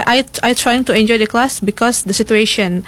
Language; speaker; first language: English; non-native, learner; Indonesian